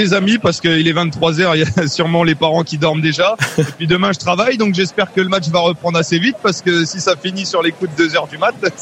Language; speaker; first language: French; native; French